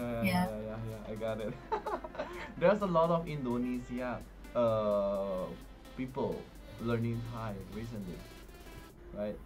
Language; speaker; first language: English; non-native, fluent; Indonesian